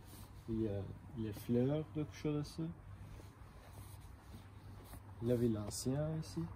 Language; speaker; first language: French; non-native, learner; Turkish